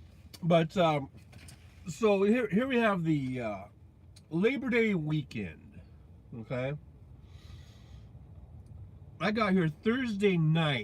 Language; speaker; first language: English; native; English